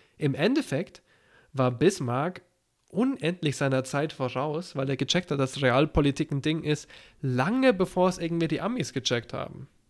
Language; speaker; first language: German; native; German